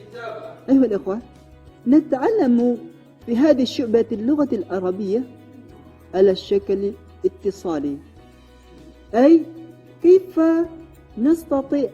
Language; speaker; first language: Arabic; non-native, learner; Indonesian